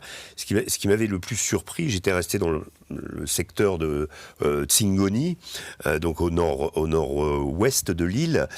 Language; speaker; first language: French; native; French